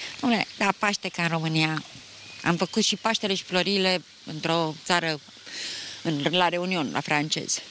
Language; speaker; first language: Romanian; native; Romanian